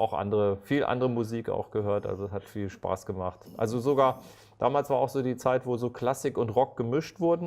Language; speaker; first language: German; native; German